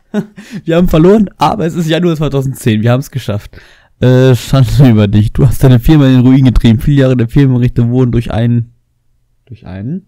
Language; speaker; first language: German; native; German